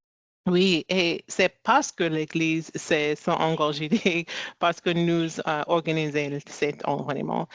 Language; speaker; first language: French; non-native, learner; English